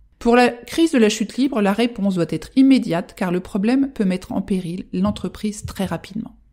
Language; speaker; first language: French; native; French